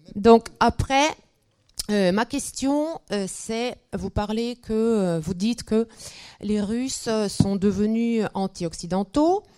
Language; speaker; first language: French; non-native, fluent; Russian